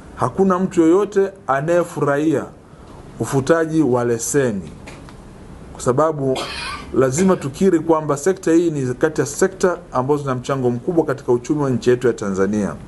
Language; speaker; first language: Swahili; native; Swahili